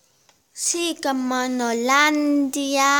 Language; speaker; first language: Spanish; non-native, learner; German